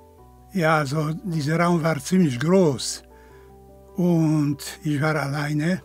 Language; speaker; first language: German; non-native, fluent; Polish